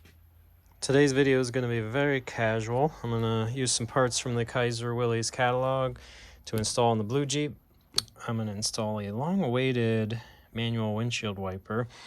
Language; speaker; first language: English; native; English